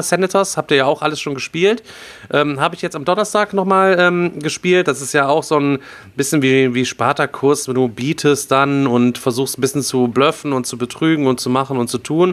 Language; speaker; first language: German; native; German